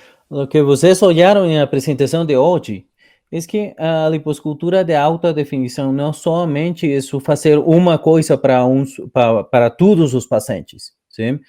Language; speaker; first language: Portuguese; non-native, fluent; Spanish